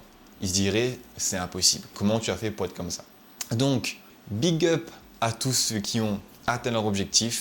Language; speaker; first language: French; native; French